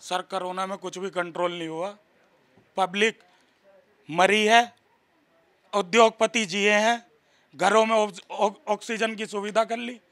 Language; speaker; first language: Hindi; native; Hindi